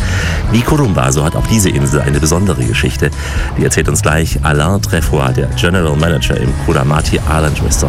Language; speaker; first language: German; native; German